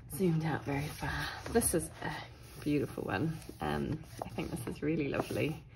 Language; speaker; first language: English; native; English